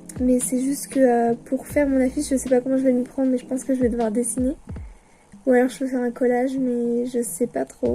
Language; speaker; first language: French; native; French